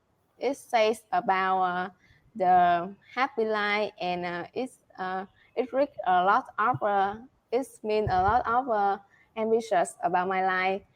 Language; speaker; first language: English; non-native, learner; Vietnamese